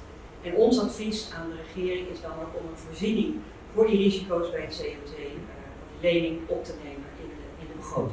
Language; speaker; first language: Dutch; non-native, local second language; Papiamento